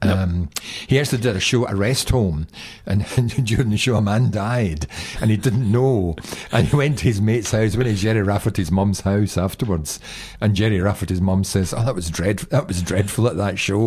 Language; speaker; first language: English; native; English